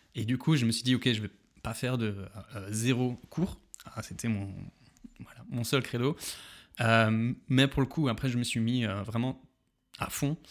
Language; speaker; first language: French; native; French